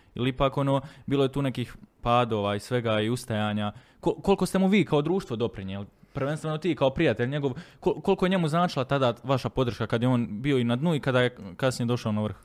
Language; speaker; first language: Croatian; native; Croatian